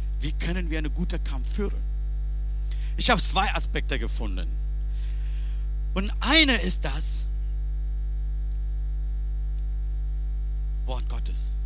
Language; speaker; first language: German; non-native, learner; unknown